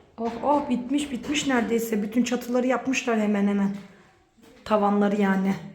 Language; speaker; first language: Turkish; early bilingual, heritage; Turkish